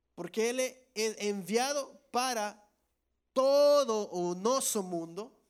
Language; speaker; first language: Portuguese; non-native, learner; Spanish